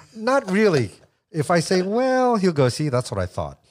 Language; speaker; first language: English; native; English